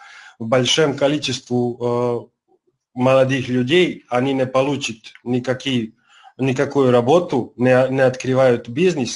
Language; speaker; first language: Russian; non-native, learner; Serbian